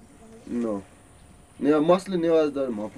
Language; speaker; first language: English; non-native, learner; Newari